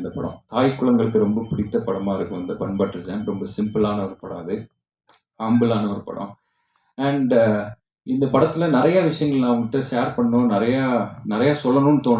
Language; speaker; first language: Tamil; native; Tamil